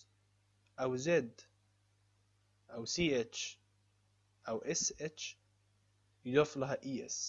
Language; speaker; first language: Arabic; native; Arabic